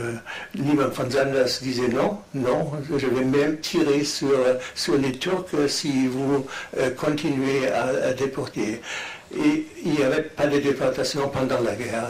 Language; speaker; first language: French; non-native, fluent; German